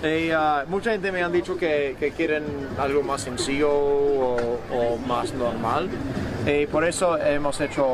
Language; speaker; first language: Spanish; non-native, fluent; English